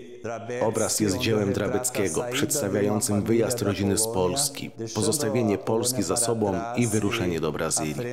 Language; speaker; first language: Polish; native; Polish